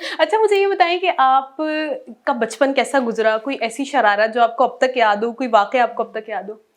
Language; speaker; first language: Urdu; native; Urdu